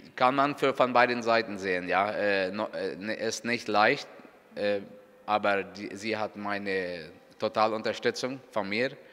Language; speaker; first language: German; non-native, local second language; Spanish